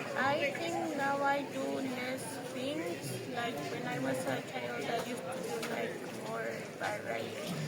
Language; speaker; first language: English; non-native, learner; Spanish